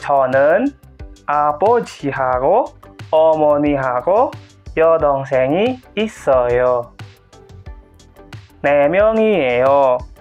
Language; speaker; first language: Korean; non-native, fluent; Indonesian